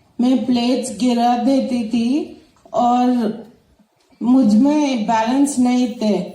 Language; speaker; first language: Hindi; non-native, local second language; Telugu